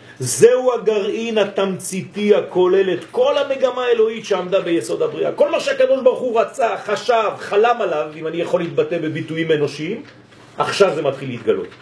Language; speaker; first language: Hebrew; non-native, fluent; French